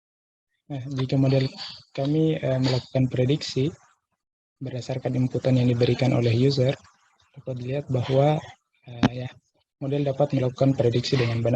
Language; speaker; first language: Indonesian; native; Indonesian